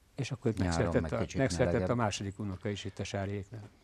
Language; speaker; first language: Hungarian; native; Hungarian